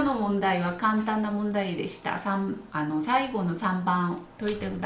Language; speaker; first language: Japanese; non-native, fluent; Korean